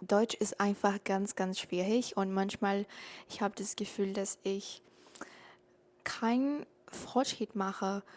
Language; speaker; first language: German; non-native, learner; Portuguese